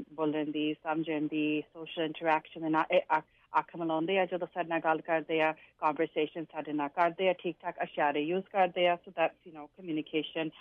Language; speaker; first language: English; early bilingual, other home language; Punjabi